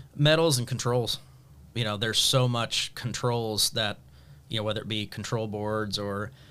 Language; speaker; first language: English; native; English